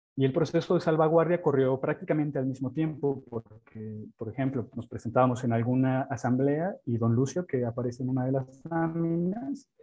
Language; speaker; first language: Spanish; native; Spanish